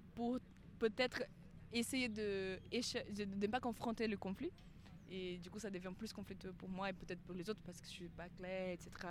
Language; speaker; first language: French; non-native, fluent; Portuguese